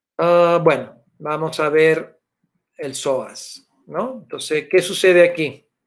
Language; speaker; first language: Spanish; non-native, fluent; Italian